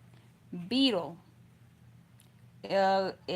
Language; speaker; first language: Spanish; non-native, learner; English